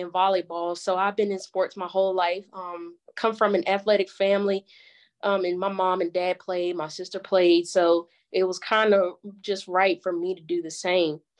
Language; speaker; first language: English; native; English